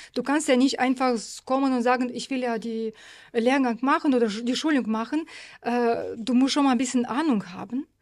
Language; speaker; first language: German; non-native, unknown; Russian